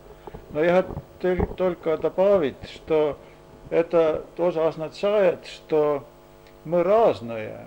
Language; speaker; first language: Russian; non-native, fluent; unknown